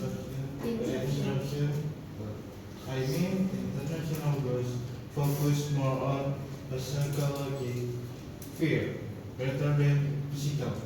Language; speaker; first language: English; non-native, learner; Indonesian